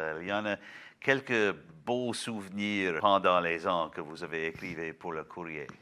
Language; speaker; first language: French; non-native, local second language; English